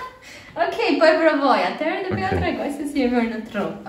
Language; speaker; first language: Albanian; early bilingual, heritage; Albanian